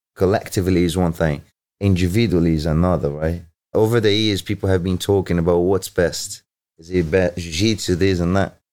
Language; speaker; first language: English; non-native, fluent; Portuguese